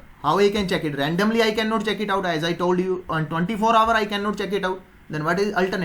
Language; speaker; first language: English; non-native, local second language; Hindi